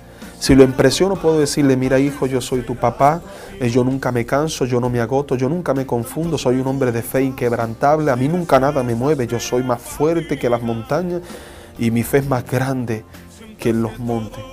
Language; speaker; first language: Spanish; native; Spanish